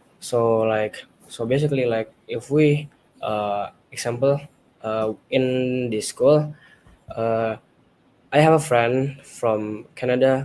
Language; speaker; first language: English; non-native, learner; Indonesian